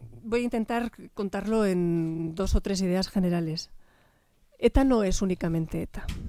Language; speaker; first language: Spanish; native; Spanish